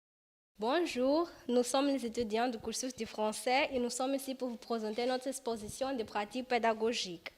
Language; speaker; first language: French; non-native, fluent; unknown